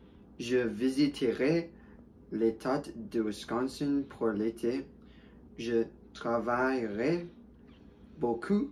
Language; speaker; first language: French; non-native, learner; English